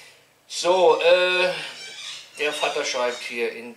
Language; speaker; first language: German; native; German